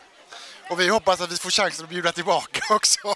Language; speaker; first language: Swedish; native; Swedish